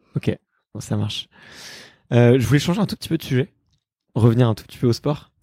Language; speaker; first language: French; native; French